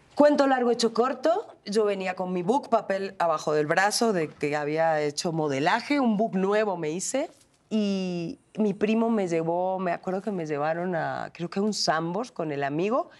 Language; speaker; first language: Spanish; native; Spanish